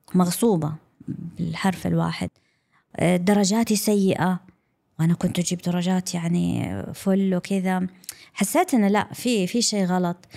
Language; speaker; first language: Arabic; non-native, local second language; English